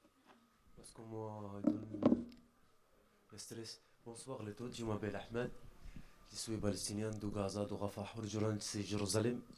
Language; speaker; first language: French; non-native, learner; Arabic